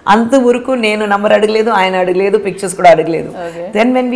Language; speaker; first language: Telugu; non-native, fluent; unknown